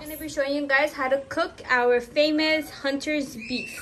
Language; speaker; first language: English; early bilingual, other home language; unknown